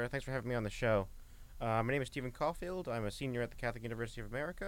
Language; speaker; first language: English; native; English